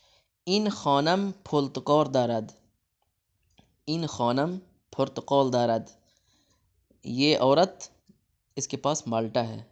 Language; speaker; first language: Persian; non-native, fluent; Urdu